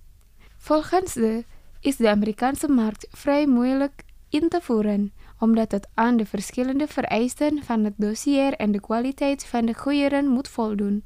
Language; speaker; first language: Dutch; non-native, fluent; Indonesian